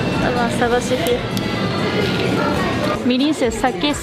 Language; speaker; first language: French; non-native, learner; Japanese